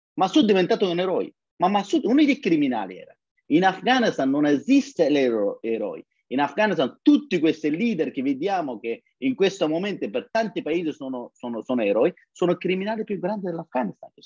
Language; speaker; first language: Italian; non-native, learner; Persian